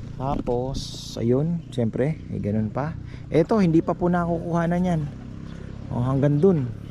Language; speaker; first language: Filipino; native; Filipino